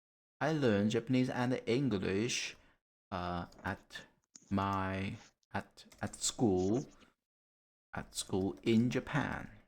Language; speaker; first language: English; non-native, learner; Japanese